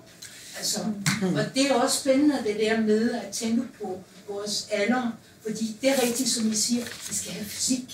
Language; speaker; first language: Danish; non-native, fluent; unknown